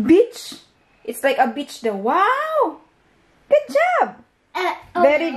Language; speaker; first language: English; non-native, learner; Filipino